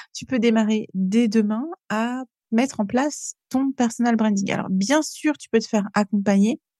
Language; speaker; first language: French; native; French